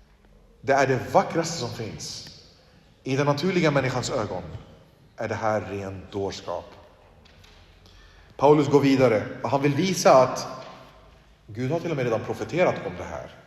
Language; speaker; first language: Swedish; early bilingual, other home language; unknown